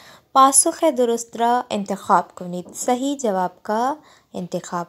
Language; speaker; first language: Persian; non-native, fluent; Urdu